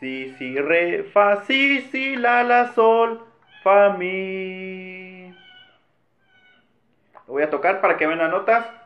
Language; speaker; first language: Spanish; native; Spanish